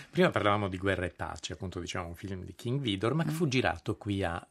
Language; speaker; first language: Italian; native; Italian